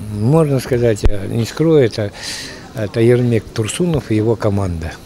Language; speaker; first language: Russian; native; Russian